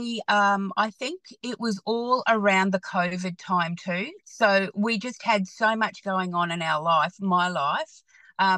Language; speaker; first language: English; native; English